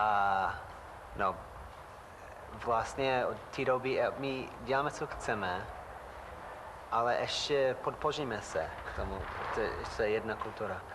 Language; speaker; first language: Czech; non-native, fluent; English